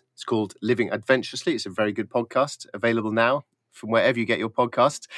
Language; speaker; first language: English; native; English